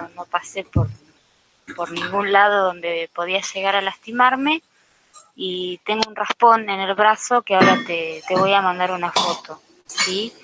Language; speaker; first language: Spanish; native; Spanish